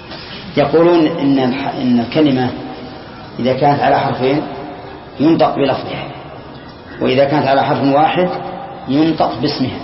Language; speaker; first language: Arabic; native; Arabic